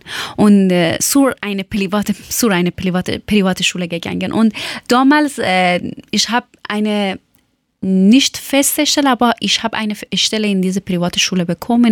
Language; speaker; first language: German; non-native, learner; Persian